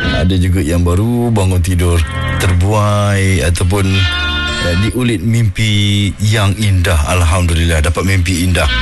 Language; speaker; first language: Malay; native; Malay